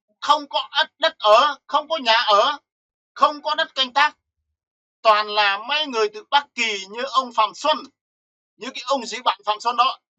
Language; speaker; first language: Vietnamese; non-native, local second language; Jarai